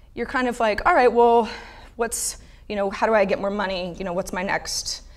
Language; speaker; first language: English; native; English